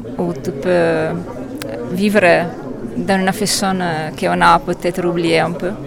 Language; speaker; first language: French; non-native, fluent; Italian